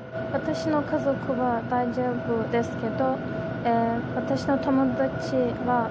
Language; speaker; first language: Japanese; non-native, learner; Turkish